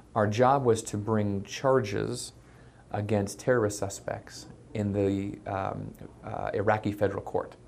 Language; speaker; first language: English; native; English